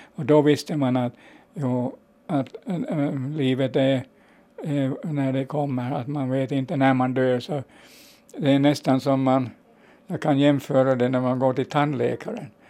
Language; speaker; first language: Swedish; native; Swedish